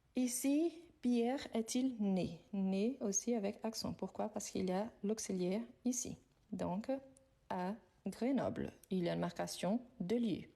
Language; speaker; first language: French; non-native, fluent; Arabic